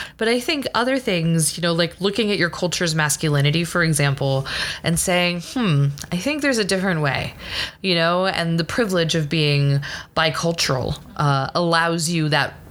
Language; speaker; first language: English; early bilingual, other home language; Spanish